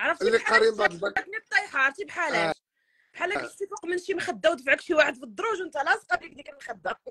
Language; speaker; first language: Arabic; native; Arabic